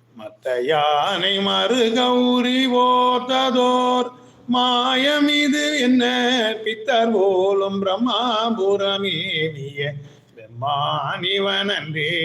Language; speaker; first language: Tamil; native; Tamil